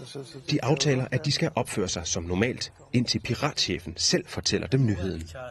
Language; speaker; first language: Danish; native; Danish